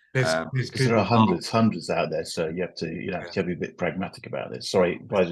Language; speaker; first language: English; native; English